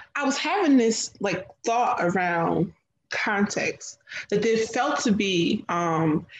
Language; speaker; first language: English; native; English